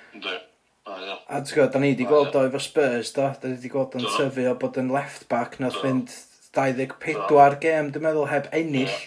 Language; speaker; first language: Welsh; native; Welsh